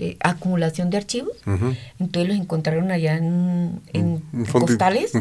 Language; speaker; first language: Spanish; native; Spanish